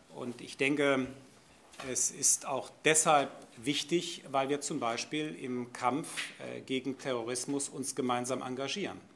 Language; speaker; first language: German; native; German